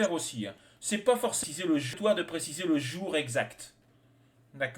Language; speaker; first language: French; native; French